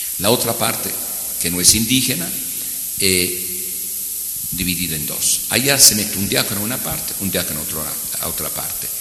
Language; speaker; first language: Spanish; non-native, fluent; Italian